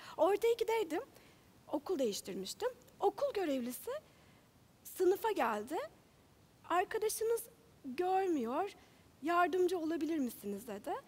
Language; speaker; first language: Turkish; native; Turkish